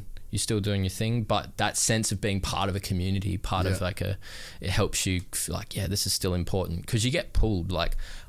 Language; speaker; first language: English; native; English